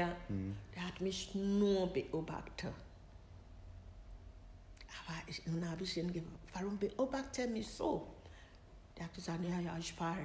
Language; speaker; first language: German; non-native, learner; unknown